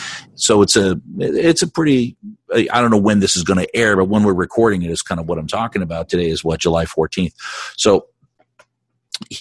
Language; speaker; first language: English; native; English